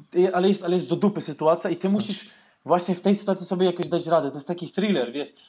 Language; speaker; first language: Polish; early bilingual, heritage; Polish